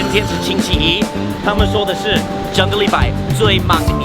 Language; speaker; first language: Chinese; non-native, fluent; English